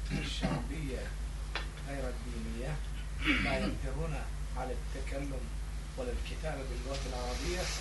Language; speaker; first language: Arabic; non-native, fluent; Turkish